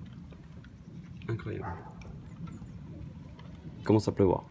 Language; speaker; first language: French; native; French